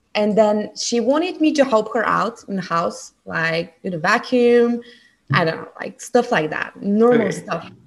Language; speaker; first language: English; non-native, fluent; Bulgarian